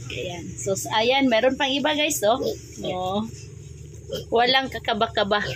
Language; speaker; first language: Filipino; non-native, local second language; Cebuano